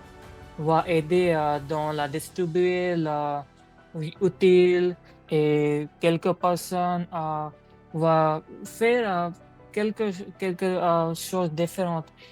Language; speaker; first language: French; non-native, learner; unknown